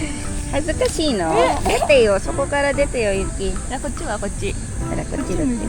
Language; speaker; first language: Japanese; non-native, fluent; Filipino